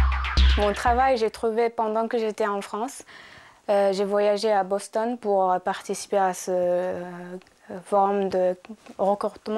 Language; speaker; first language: French; non-native, fluent; Japanese